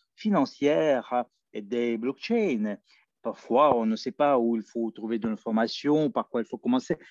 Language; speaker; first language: French; non-native, fluent; Spanish